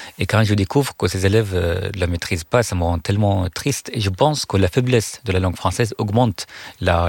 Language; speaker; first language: French; non-native, fluent; Arabic